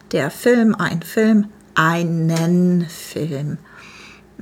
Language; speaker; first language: German; non-native, fluent; English